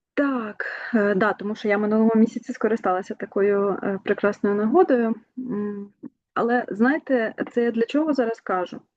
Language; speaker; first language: Ukrainian; non-native, local second language; Russian